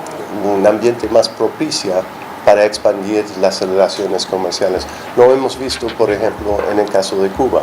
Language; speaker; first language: Spanish; non-native, fluent; English